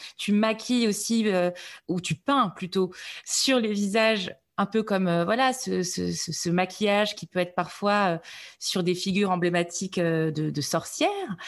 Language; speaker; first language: French; native; French